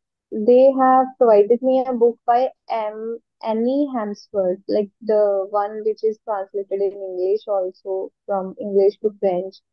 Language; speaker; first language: English; non-native, local second language; Hindi